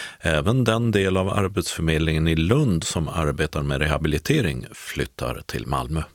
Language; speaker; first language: Swedish; native; Swedish